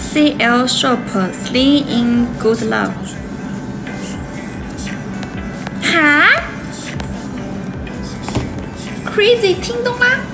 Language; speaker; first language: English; non-native, learner; Chinese